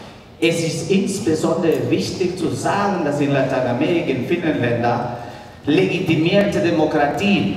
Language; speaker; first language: German; non-native, fluent; Spanish